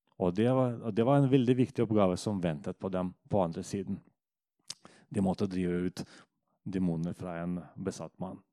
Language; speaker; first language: Norwegian; non-native, fluent; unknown